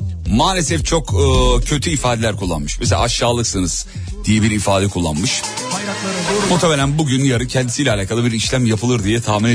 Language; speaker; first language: Turkish; native; Turkish